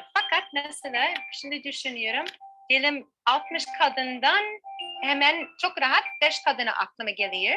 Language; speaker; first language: Turkish; non-native, fluent; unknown